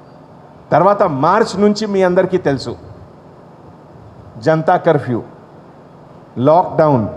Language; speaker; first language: Telugu; non-native, fluent; Hindi